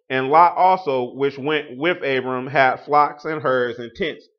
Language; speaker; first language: English; native; English